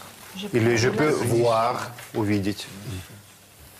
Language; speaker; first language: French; non-native, fluent; Russian